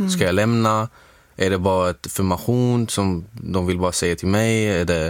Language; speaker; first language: Swedish; non-native, fluent; Arabic